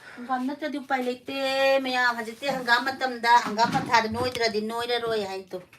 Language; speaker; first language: Manipuri; non-native, local second language; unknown